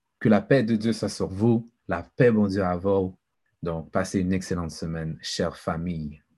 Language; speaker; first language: French; early bilingual, other home language; Haitian Creole